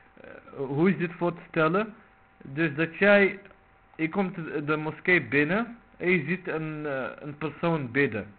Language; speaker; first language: Dutch; non-native, local second language; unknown